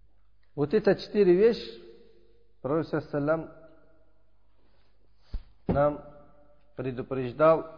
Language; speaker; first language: Russian; non-native, learner; Uzbek